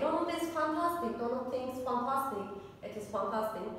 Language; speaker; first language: English; non-native, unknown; Turkish